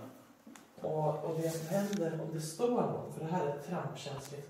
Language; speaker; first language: Swedish; native; Swedish